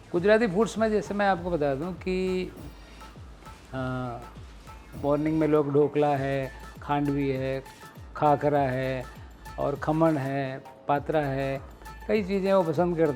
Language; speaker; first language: Hindi; non-native, local second language; Gujarati